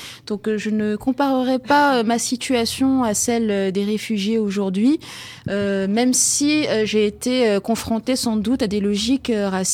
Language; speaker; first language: French; non-native, local second language; Arabic